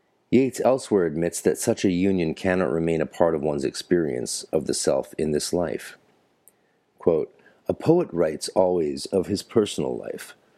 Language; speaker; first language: English; native; English